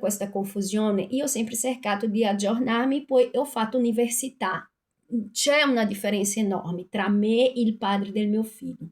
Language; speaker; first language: Italian; non-native, fluent; Portuguese